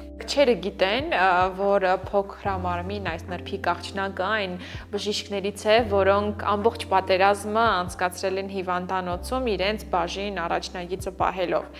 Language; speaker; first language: Armenian; native; Armenian